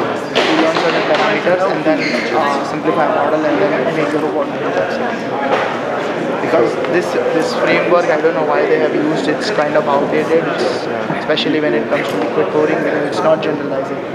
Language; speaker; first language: English; non-native, fluent; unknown